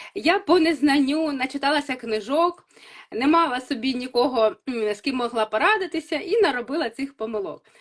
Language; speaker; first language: Ukrainian; native; Ukrainian